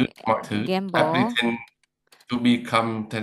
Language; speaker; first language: English; non-native, learner; Vietnamese